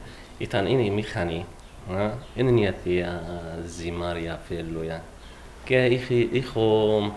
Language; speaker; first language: Greek; non-native, learner; Arabic